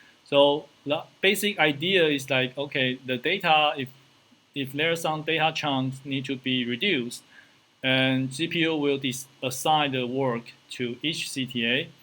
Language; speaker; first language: English; non-native, fluent; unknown